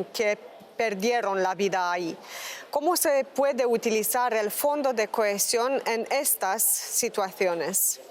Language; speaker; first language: Spanish; non-native, fluent; Romanian